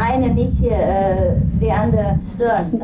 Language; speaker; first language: German; non-native, learner; Vietnamese